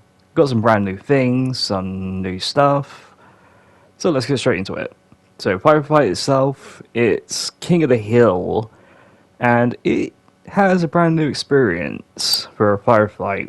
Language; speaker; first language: English; native; English